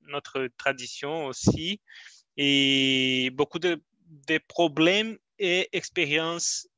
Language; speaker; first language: French; non-native, learner; Portuguese